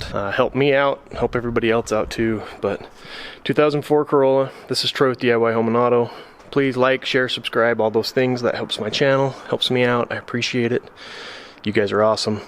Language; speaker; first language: English; native; English